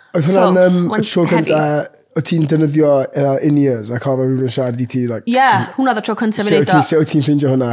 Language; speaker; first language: Welsh; non-native, local second language; English